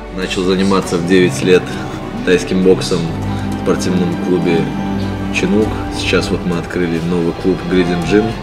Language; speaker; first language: Russian; early bilingual, other home language; Azerbaijani